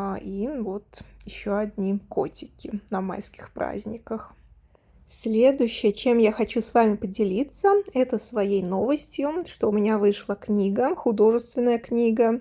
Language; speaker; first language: Russian; native; Russian